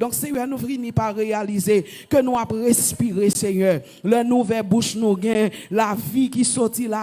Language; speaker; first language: French; non-native, local second language; Haitian Creole